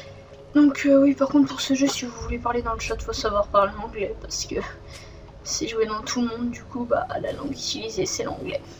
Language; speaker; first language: French; native; French